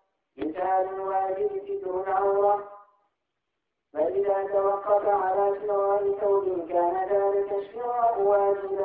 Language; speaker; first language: Arabic; native; Arabic